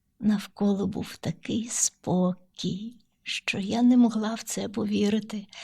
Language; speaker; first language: Ukrainian; non-native, local second language; Russian